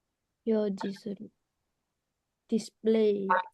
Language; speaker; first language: Japanese; non-native, learner; Indonesian